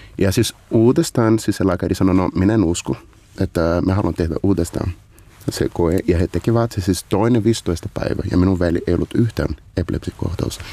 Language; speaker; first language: Finnish; non-native, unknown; Portuguese